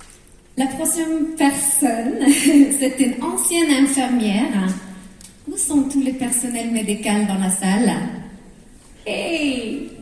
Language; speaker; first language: French; non-native, fluent; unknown